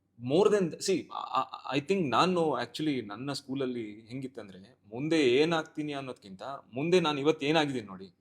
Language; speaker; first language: Kannada; non-native, local second language; Konkani